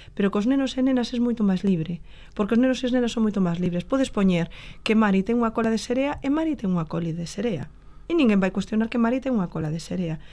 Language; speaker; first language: Galician; native; Galician